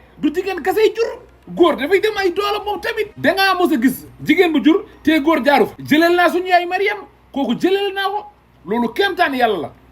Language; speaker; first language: Wolof; non-native, local second language; Fula